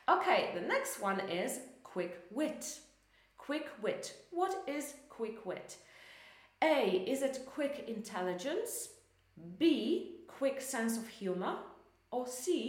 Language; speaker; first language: English; non-native, fluent; Polish